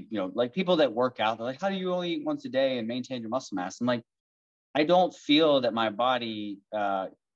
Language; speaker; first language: English; native; English